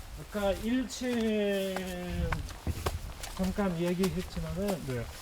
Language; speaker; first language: Korean; non-native, fluent; Russian